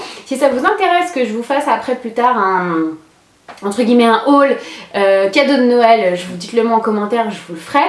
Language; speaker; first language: French; native; French